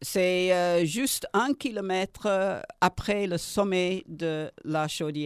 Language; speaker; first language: French; non-native, learner; English